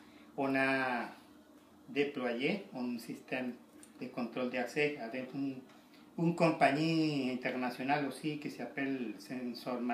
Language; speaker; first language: French; non-native, learner; Spanish